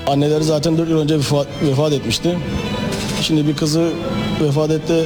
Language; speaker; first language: Turkish; native; Turkish